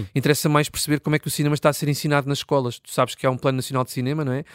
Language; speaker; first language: Portuguese; native; Portuguese